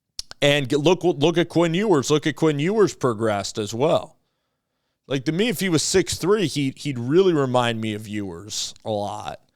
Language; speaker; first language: English; native; English